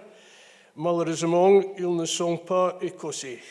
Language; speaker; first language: French; non-native, fluent; English